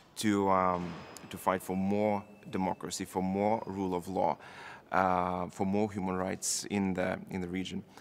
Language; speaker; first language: English; non-native, fluent; Lithuanian